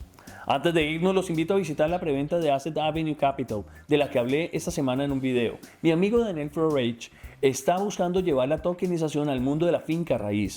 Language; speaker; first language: Spanish; native; Spanish